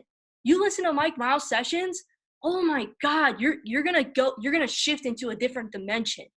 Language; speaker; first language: English; native; English